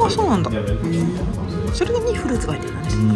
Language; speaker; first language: Japanese; native; Japanese